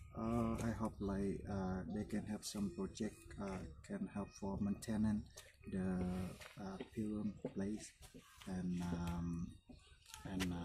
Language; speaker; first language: English; non-native, fluent; Vietnamese